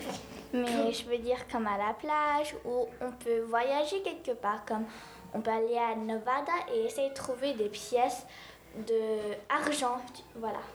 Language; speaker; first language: French; early bilingual, heritage; French